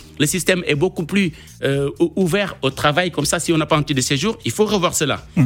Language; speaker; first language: French; non-native, local second language; Wolof